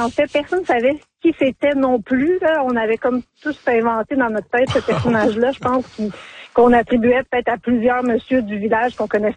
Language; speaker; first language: French; native; French